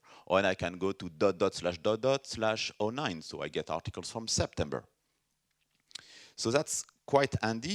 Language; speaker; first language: English; non-native, fluent; French